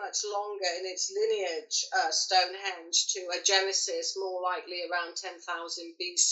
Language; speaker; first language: English; native; English